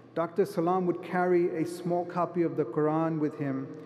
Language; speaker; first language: English; native; English